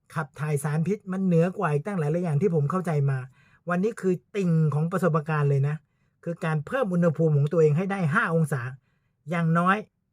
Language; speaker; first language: Thai; native; Thai